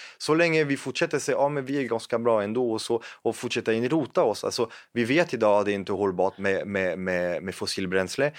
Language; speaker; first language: Swedish; non-native, fluent; French